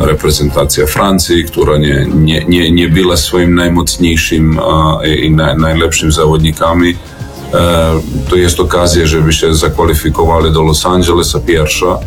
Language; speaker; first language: Polish; non-native, learner; Serbian